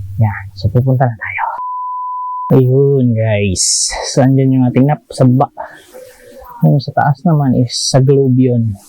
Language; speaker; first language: Filipino; non-native, local second language; Cebuano